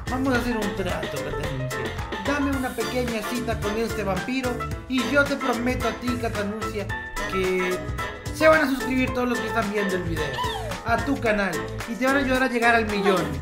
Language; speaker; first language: Spanish; native; Spanish